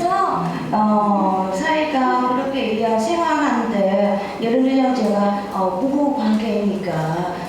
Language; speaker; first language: Korean; non-native, learner; Vietnamese